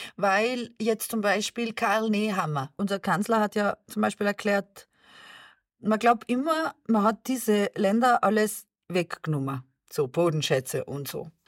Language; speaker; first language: German; early bilingual, other home language; Serbian